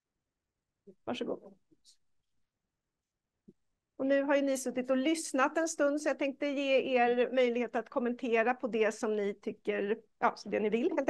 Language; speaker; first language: Swedish; native; Swedish